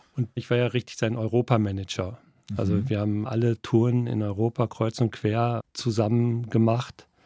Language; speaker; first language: German; native; German